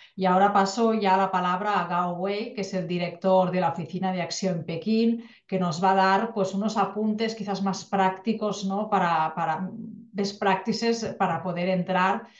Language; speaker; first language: Spanish; non-native, local second language; Catalan